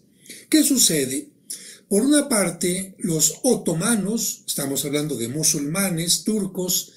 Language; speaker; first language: Spanish; native; Spanish